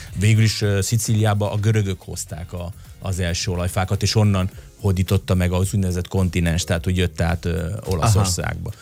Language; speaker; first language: Hungarian; early bilingual, other home language; Italian